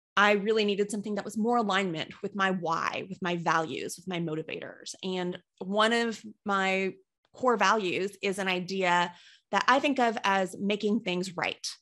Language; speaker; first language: English; native; English